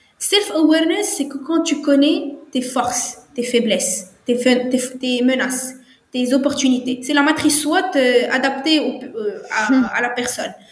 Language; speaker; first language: French; non-native, local second language; Arabic